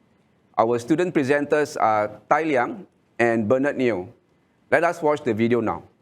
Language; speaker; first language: English; non-native, local second language; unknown